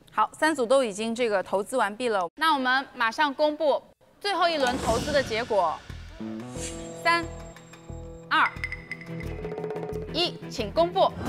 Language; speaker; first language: Chinese; native; Chinese